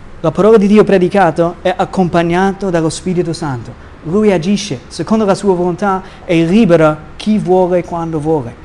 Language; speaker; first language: Italian; non-native, fluent; English